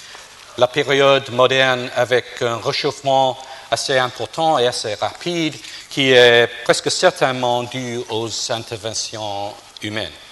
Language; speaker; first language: French; non-native, fluent; English